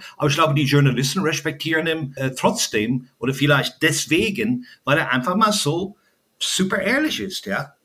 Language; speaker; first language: German; non-native, fluent; English